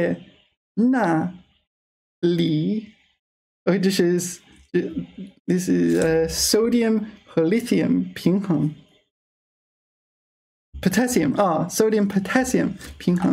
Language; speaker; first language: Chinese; non-native, learner; English